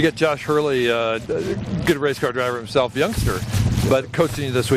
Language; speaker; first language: English; native; English